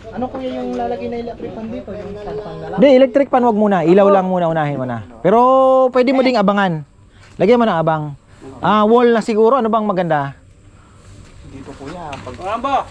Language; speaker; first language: Filipino; non-native, local second language; Bikol